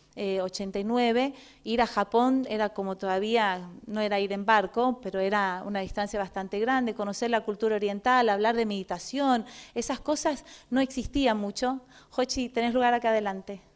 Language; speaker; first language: Spanish; non-native, fluent; Portuguese